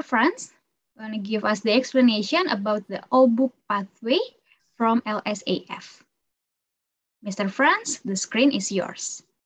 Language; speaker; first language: English; non-native, fluent; Indonesian